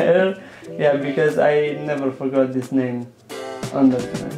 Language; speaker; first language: English; non-native, learner; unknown